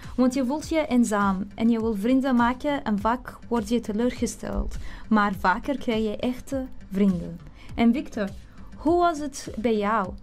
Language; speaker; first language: Dutch; non-native, learner; Arabic